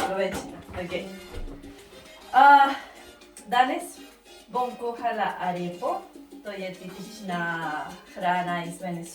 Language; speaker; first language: Slovenian; non-native, learner; Spanish